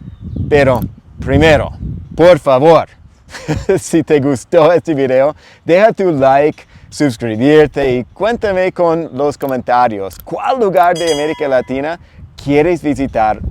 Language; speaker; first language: Spanish; non-native, fluent; English